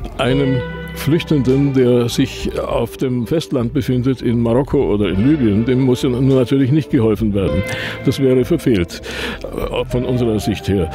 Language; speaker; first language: German; native; German